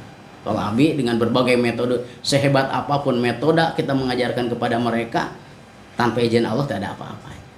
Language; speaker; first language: Indonesian; non-native, local second language; Sundanese